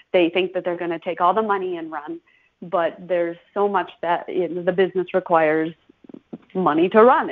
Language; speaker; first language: English; native; English